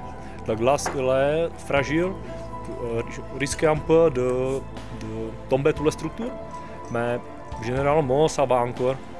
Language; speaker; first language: French; non-native, learner; Czech